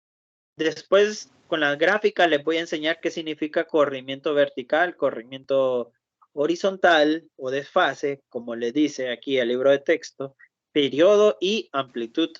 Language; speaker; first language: Spanish; native; Spanish